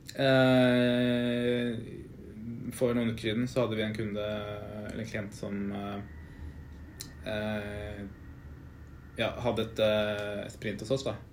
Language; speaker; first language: Norwegian; early bilingual, other home language; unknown